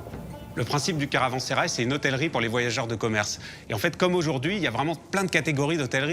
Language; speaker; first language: French; native; French